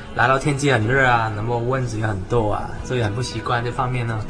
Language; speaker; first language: Chinese; non-native, local second language; Cantonese